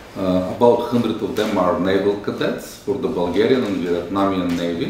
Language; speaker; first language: English; non-native, fluent; Bulgarian